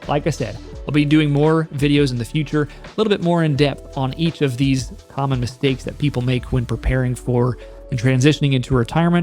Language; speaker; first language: English; native; English